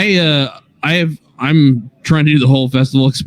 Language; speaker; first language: English; native; English